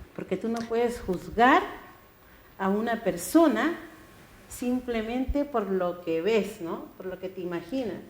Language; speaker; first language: Spanish; native; Spanish